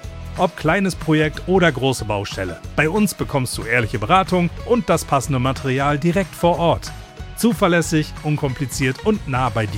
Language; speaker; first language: German; native; German